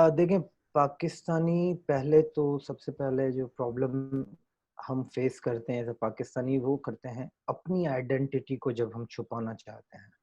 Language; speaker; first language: Urdu; non-native, local second language; Sindhi